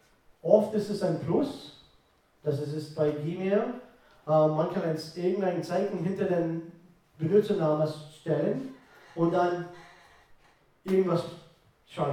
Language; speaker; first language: German; non-native, fluent; English